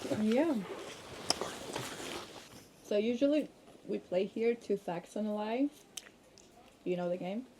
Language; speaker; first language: English; non-native, fluent; Georgian